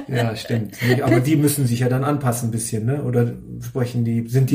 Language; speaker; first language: German; native; German